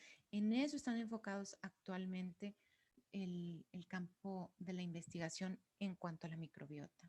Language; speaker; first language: Spanish; native; Spanish